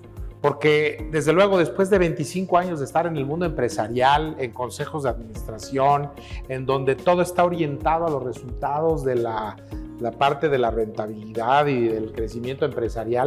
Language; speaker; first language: Spanish; native; Spanish